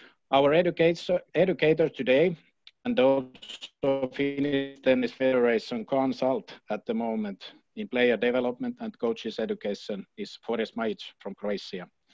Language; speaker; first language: English; non-native, fluent; Finnish